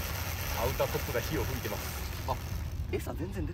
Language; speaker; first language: Japanese; native; Japanese